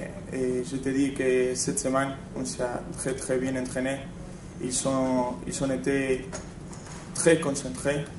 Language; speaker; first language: French; non-native, fluent; Spanish